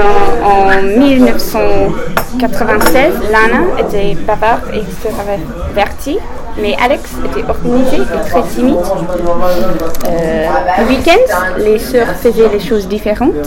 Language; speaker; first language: French; non-native, learner; English